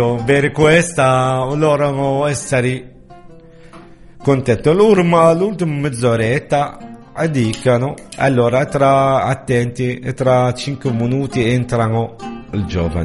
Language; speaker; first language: Italian; non-native, learner; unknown